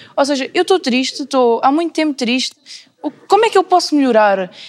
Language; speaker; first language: Portuguese; native; Portuguese